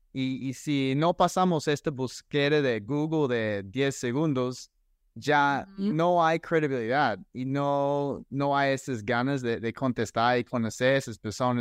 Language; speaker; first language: Spanish; non-native, fluent; English